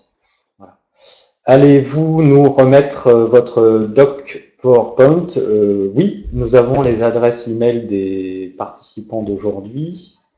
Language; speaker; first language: French; native; French